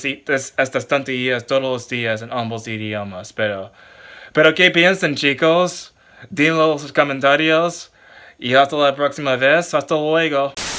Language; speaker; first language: Spanish; non-native, learner; English